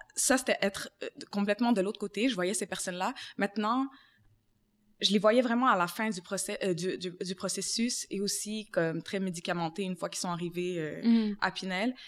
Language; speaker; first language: French; native; French